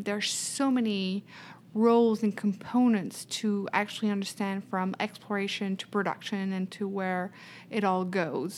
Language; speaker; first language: English; non-native, fluent; French